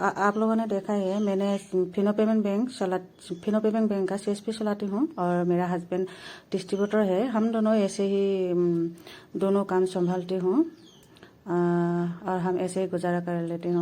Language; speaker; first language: Hindi; non-native, local second language; Assamese